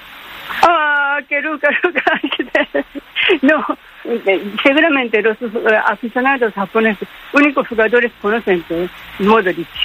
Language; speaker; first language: Spanish; non-native, learner; Japanese